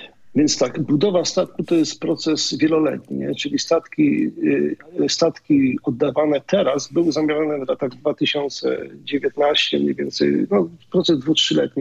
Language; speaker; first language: Polish; native; Polish